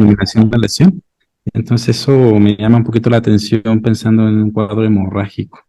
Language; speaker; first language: Spanish; native; Spanish